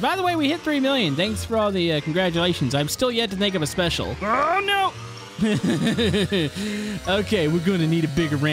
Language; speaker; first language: English; native; English